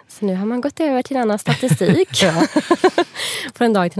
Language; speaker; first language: Swedish; native; Swedish